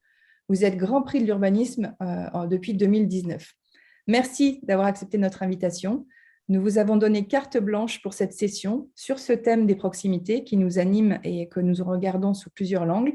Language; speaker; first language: French; native; French